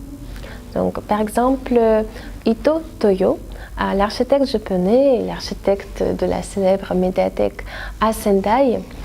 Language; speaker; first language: French; non-native, fluent; Russian